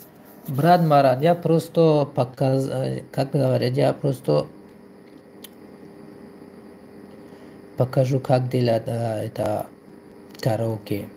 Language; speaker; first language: Russian; non-native, learner; Tajik